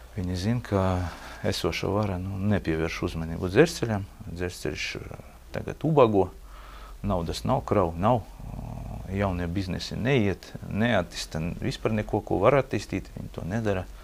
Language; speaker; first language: Latvian; non-native, local second language; Russian